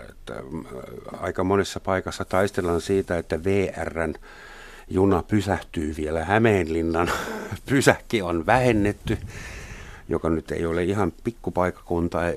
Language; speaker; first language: Finnish; non-native, fluent; German